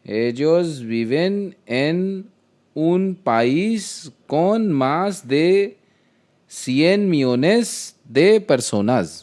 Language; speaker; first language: Spanish; non-native, learner; Hindi